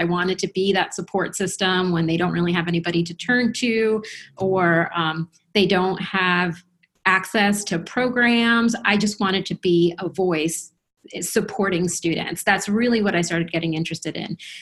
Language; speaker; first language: English; early bilingual, other home language; Spanish